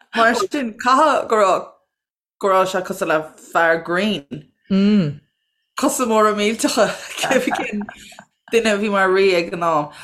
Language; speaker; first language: Irish; non-native, local second language; English